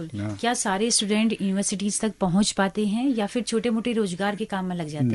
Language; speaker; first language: Hindi; native; Hindi